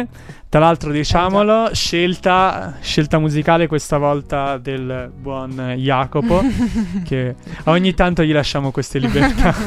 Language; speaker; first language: Italian; native; Italian